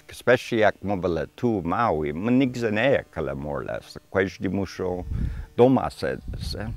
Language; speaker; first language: Polish; early bilingual, heritage; Polish